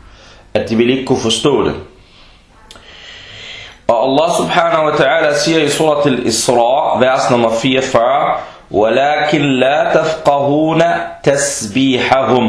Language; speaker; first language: Danish; early bilingual, other home language; Arabic